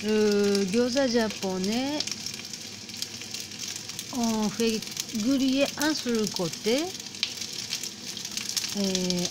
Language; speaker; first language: French; non-native, learner; Japanese